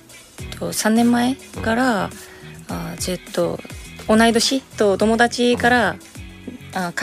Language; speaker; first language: Japanese; non-native, learner; Korean